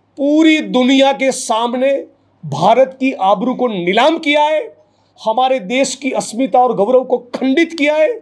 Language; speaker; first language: Hindi; non-native, local second language; Gujarati